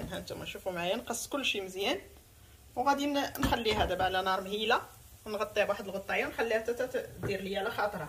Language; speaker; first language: Arabic; native; Arabic